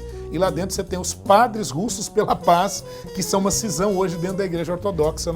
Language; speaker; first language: Portuguese; native; Portuguese